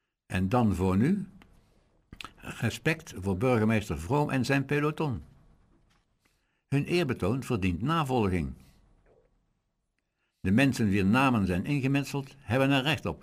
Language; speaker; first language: Dutch; native; Dutch